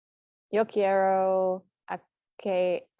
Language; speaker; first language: Spanish; non-native, learner; English